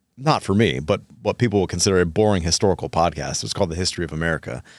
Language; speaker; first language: English; native; English